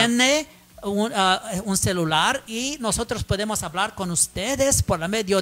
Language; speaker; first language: Spanish; non-native, learner; English